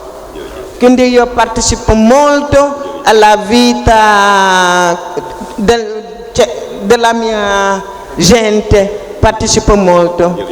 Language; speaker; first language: Italian; non-native, fluent; Wolof